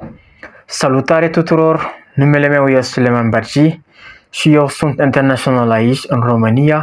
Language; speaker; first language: Romanian; non-native, learner; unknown